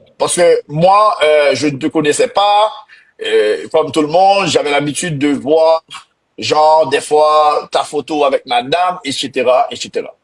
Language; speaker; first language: French; non-native, local second language; Haitian Creole